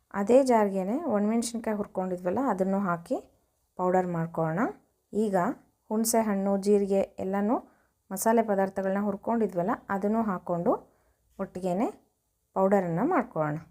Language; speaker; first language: Kannada; native; Kannada